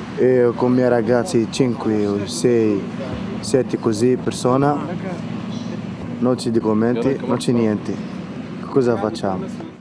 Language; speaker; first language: Italian; non-native, learner; Arabic